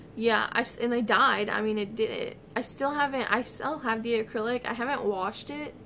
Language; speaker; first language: English; native; English